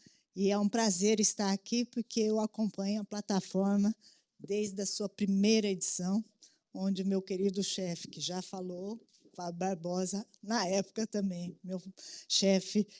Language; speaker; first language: Portuguese; native; Portuguese